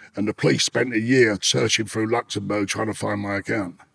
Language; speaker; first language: English; native; English